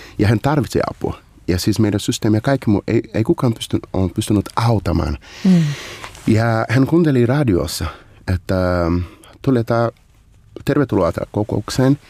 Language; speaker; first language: Finnish; non-native, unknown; Portuguese